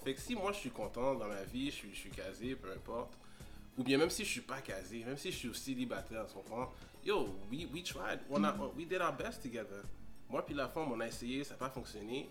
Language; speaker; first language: French; native; French